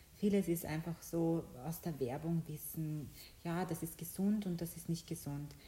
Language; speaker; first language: German; early bilingual, other home language; Bosnian